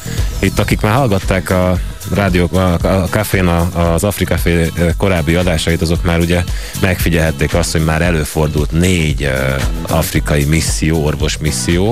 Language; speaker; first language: Hungarian; native; Hungarian